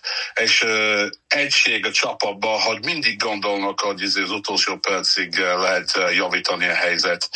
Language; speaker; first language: Hungarian; non-native, learner; English